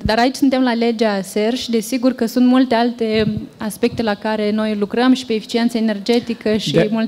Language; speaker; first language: Romanian; native; Romanian